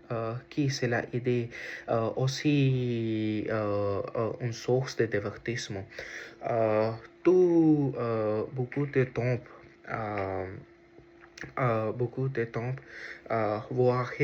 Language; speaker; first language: French; non-native, learner; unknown